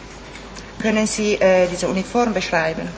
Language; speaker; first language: German; non-native, fluent; Italian